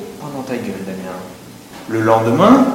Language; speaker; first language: French; native; French